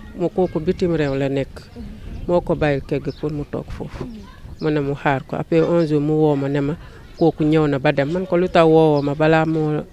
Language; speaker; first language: Wolof; non-native, local second language; Jola-Fonyi